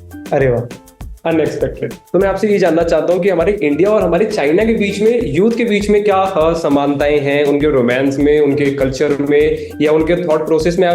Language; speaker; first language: Hindi; native; Hindi